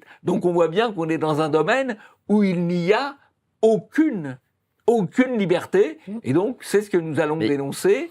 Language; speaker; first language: French; native; French